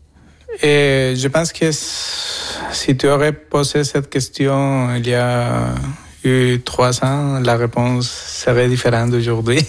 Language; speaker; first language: French; non-native, fluent; Spanish